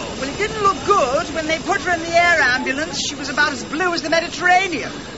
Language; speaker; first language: English; native; English